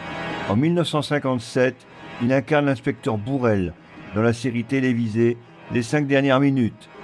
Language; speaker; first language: French; native; French